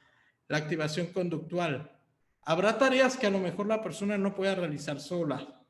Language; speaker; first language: Spanish; native; Spanish